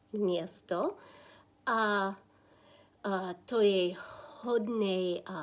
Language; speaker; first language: Czech; non-native, learner; English